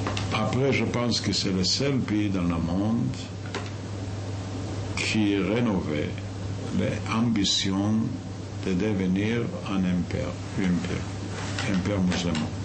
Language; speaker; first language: French; non-native, fluent; Yiddish